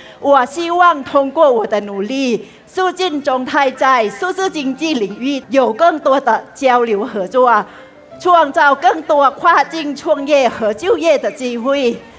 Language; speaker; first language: Chinese; non-native, fluent; Thai